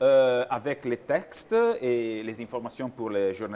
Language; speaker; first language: French; non-native, learner; Italian